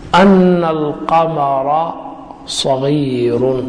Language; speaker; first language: Arabic; non-native, fluent; Somali